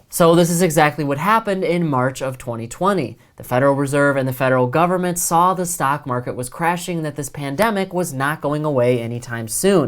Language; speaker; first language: English; native; English